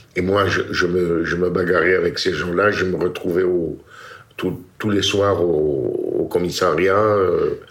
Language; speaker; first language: French; native; French